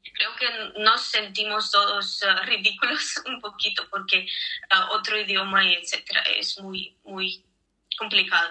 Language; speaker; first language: Spanish; non-native, fluent; Ukrainian